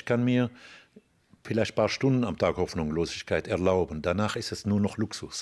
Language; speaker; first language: German; non-native, fluent; Arabic